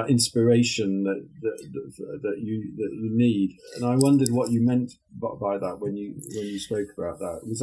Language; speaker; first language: English; native; English